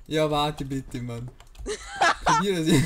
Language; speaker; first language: German; native; German